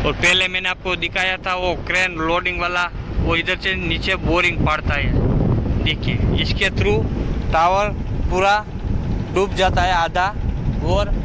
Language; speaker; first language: Hindi; non-native, local second language; Gujarati